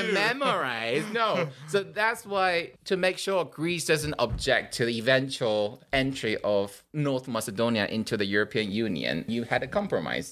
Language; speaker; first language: English; non-native, fluent; Chinese